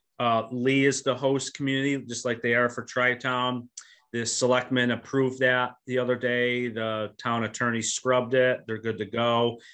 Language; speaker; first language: English; native; English